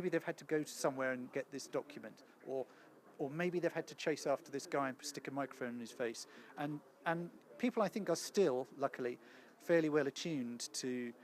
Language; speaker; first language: English; native; English